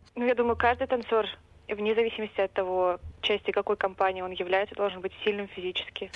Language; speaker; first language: Russian; native; Russian